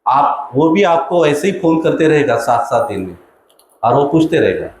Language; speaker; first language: Hindi; non-native, local second language; Marathi